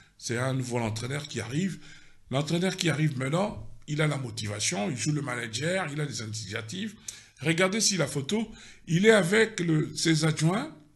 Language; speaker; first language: French; non-native, local second language; Lingala